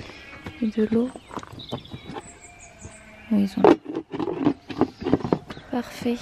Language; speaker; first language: French; native; French